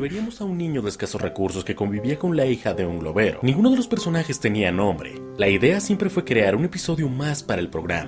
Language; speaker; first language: Spanish; native; Spanish